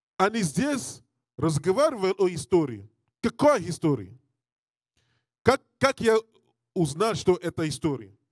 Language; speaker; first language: Russian; non-native, learner; English